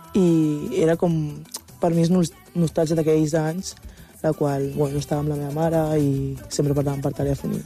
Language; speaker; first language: Catalan; early bilingual, other home language; Wolof